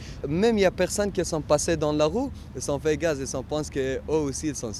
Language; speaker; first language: French; non-native, learner; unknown